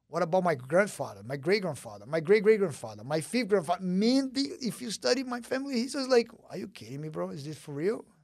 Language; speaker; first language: English; early bilingual, other home language; Portuguese